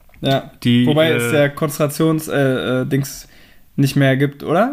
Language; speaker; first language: German; native; German